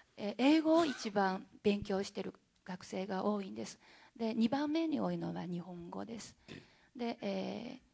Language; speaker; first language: Japanese; non-native, fluent; Chinese